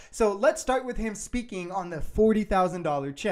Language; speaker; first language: English; native; English